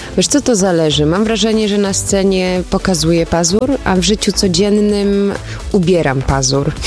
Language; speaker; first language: Polish; early bilingual, heritage; Polish